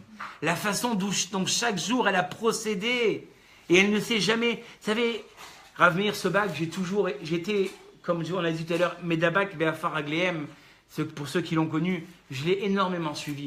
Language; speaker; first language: French; native; French